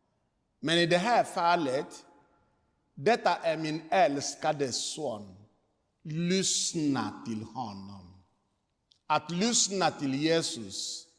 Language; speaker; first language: Swedish; non-native, fluent; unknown